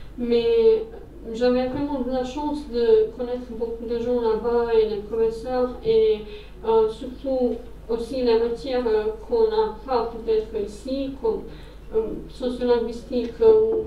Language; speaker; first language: French; non-native, fluent; Serbian